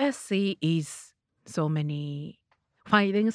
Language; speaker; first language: English; non-native, learner; Japanese